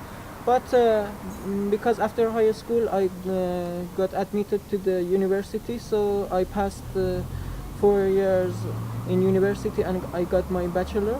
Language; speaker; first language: English; non-native, learner; Persian